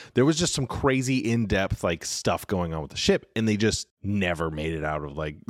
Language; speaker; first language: English; native; English